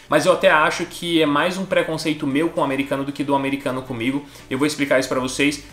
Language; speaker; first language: Portuguese; native; Portuguese